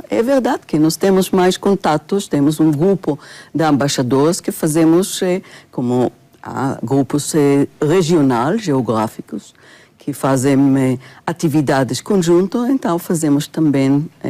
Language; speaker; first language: Portuguese; non-native, fluent; Hebrew